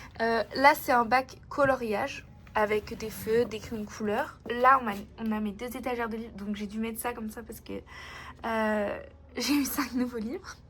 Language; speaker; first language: French; native; French